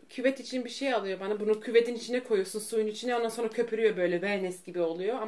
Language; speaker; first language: Turkish; early bilingual, heritage; Turkish